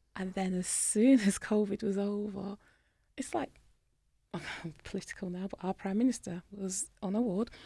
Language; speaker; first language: English; native; English